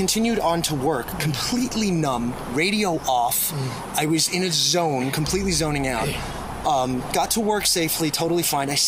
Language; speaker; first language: English; native; English